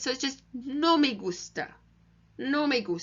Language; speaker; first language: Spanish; non-native, learner; English